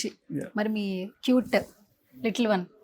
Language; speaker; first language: Telugu; native; Telugu